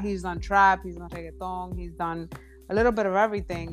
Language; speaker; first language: English; early bilingual, other home language; Spanish